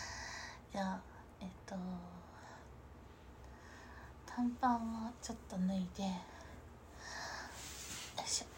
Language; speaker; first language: Japanese; native; Japanese